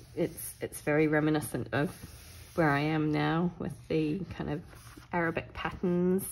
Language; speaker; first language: English; native; English